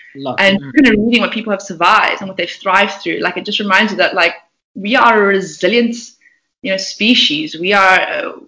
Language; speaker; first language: English; native; English